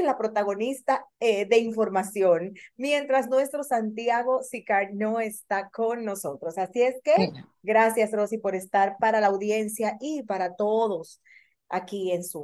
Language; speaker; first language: Spanish; native; Spanish